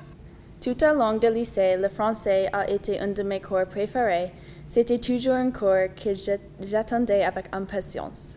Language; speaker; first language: French; non-native, learner; English